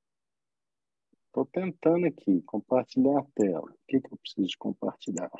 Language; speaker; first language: Portuguese; native; Portuguese